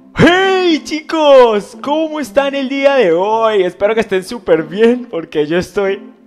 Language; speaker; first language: Spanish; native; Spanish